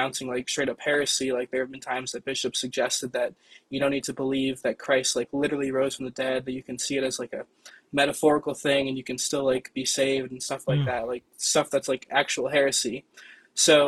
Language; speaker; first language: English; native; English